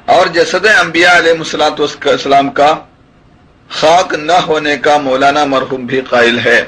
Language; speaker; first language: Hindi; non-native, local second language; Malayalam